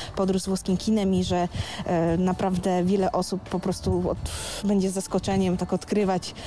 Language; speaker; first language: Polish; early bilingual, other home language; Italian